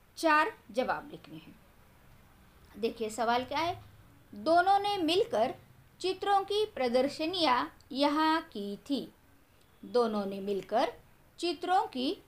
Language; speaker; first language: Hindi; non-native, local second language; Marathi